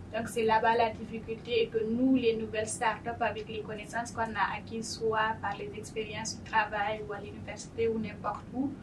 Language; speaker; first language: French; non-native, local second language; Fula